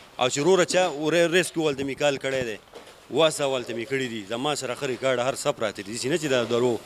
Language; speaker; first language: Pashto; native; Pashto